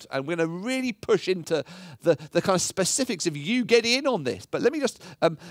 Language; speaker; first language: English; native; English